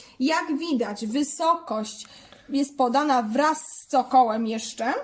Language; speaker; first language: Polish; native; Polish